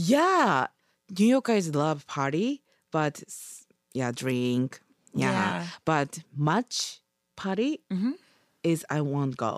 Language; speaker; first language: English; non-native, learner; Japanese